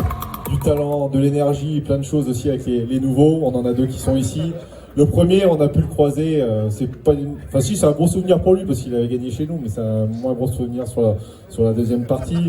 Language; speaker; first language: French; native; French